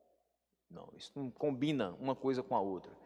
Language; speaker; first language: Portuguese; native; Portuguese